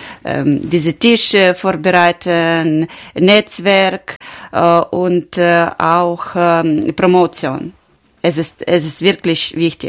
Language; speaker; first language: German; non-native, learner; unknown